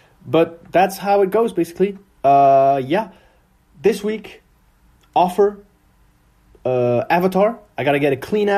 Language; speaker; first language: English; non-native, fluent; French